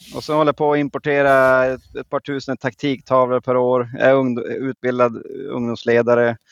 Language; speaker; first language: Swedish; native; Swedish